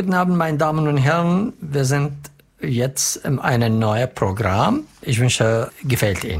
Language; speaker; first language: German; non-native, learner; Arabic